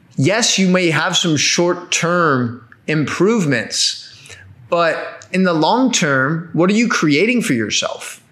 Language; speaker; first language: English; native; English